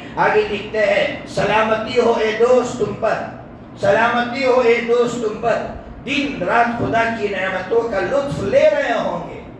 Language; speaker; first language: Urdu; non-native, local second language; Gujarati